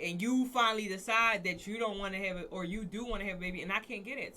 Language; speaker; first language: English; native; English